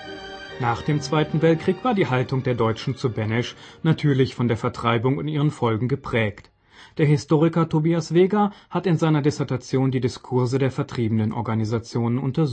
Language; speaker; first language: German; native; German